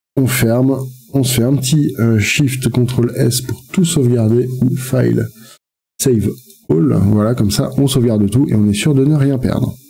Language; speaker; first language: French; native; French